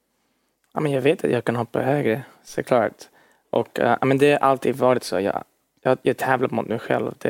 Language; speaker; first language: Swedish; early bilingual, heritage; English